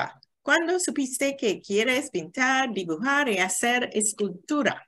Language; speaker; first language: Spanish; non-native, learner; English